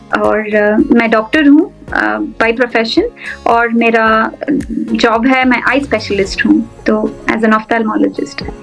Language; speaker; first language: Hindi; non-native, local second language; Urdu